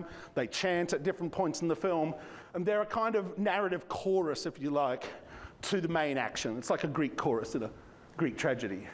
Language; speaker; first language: English; native; English